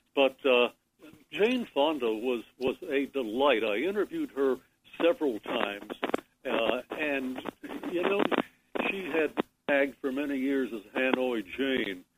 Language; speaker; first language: English; native; English